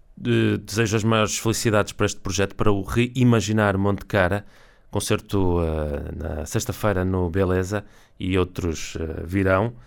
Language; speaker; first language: Portuguese; native; Portuguese